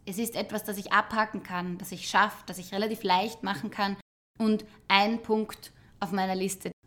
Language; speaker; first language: German; native; German